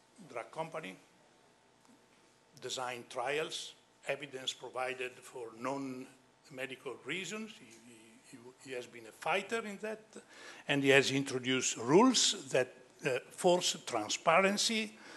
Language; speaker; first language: English; non-native, fluent; Italian